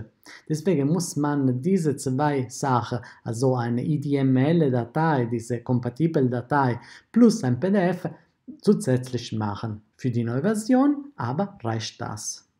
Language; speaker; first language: German; non-native, fluent; Italian